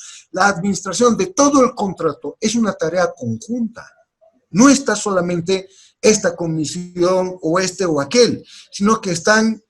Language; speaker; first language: Spanish; native; Spanish